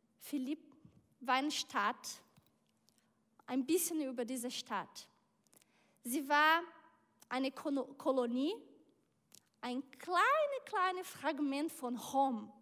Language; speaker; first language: German; non-native, learner; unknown